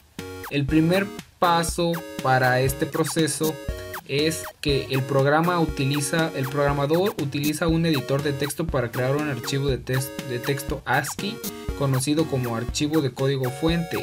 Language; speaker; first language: Spanish; native; Spanish